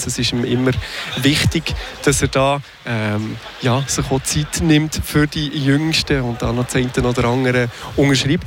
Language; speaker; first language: German; native; German